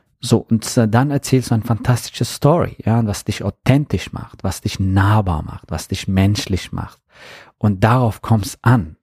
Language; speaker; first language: German; non-native, fluent; Persian